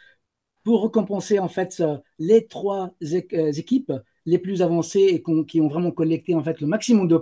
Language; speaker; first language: French; native; French